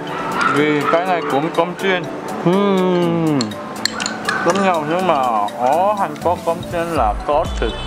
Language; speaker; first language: Vietnamese; non-native, learner; Korean